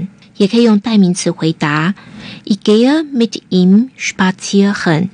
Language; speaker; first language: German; non-native, fluent; Chinese